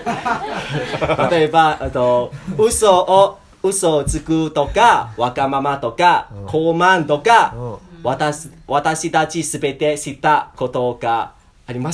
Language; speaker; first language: Japanese; non-native, learner; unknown